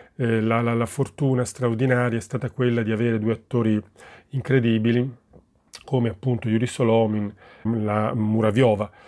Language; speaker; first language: Italian; native; Italian